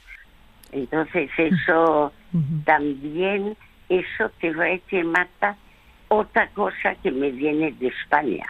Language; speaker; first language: Spanish; early bilingual, other home language; French